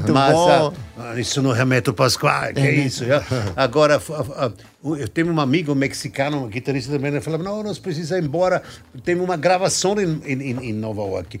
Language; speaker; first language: Portuguese; non-native, learner; German